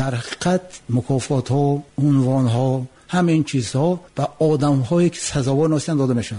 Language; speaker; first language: Tajik; native; Tajik